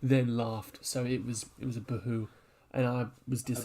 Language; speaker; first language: English; native; English